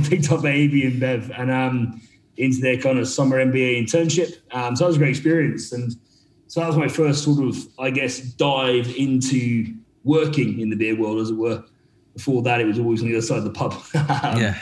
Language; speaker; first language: English; native; English